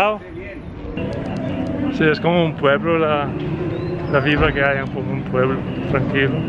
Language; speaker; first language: Spanish; non-native, fluent; Italian